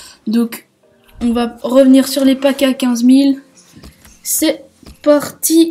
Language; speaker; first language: French; native; French